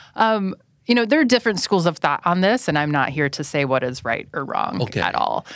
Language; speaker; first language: English; native; English